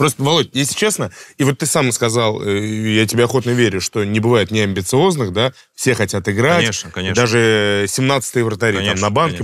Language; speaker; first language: Russian; native; Russian